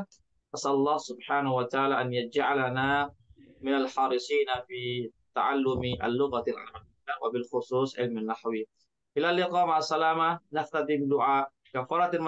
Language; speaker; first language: Arabic; non-native, fluent; Indonesian